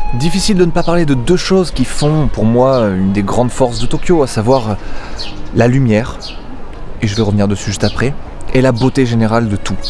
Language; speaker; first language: French; native; French